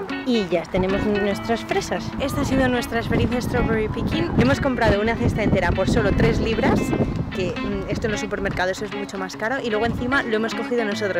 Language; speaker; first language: Spanish; native; Spanish